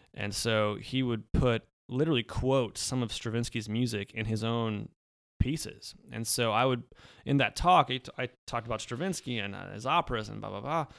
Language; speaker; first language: English; early bilingual, other home language; Polish